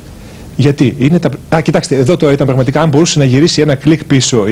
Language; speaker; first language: Greek; native; Greek